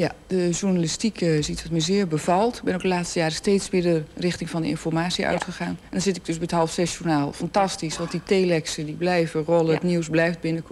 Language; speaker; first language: Dutch; native; Dutch